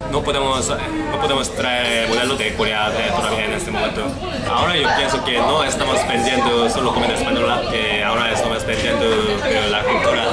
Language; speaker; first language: Spanish; non-native, learner; Korean